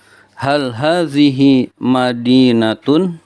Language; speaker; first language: Arabic; non-native, fluent; Indonesian